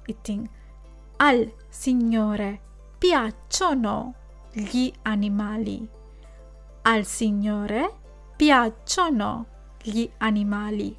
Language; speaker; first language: Italian; non-native, fluent; Sinhala